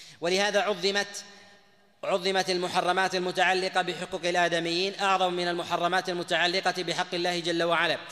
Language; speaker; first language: Arabic; native; Arabic